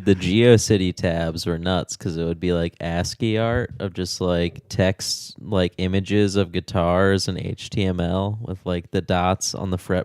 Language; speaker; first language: English; native; English